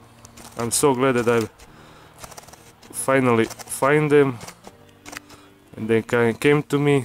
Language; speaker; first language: English; non-native, learner; Croatian